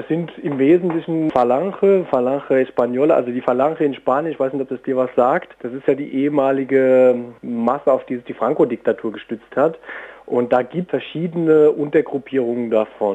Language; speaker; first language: German; native; German